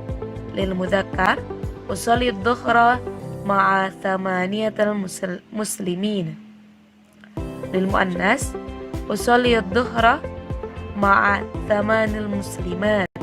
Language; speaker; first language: Arabic; non-native, learner; Indonesian